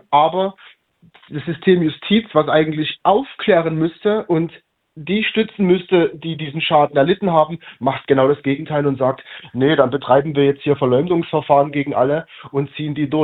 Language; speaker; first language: German; native; German